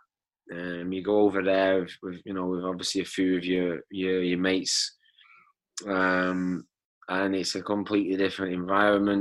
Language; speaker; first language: English; native; English